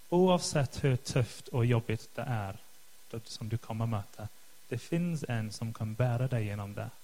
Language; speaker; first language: Swedish; non-native, fluent; English